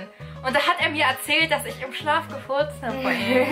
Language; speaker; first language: German; native; German